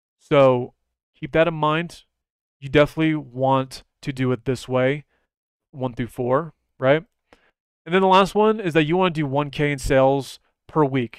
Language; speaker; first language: English; native; English